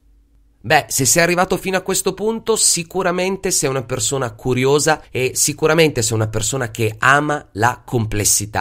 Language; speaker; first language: Italian; native; Italian